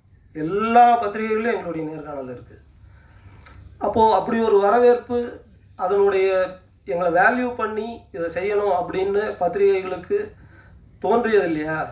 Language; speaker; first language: Tamil; native; Tamil